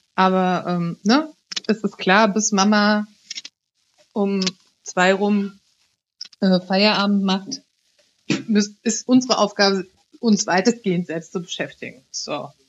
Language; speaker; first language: German; early bilingual, other home language; Italian